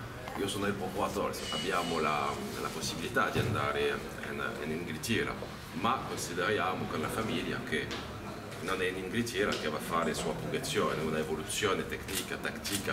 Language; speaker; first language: Italian; non-native, learner; French